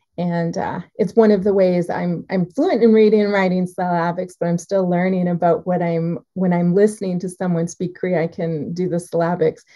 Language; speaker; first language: English; native; English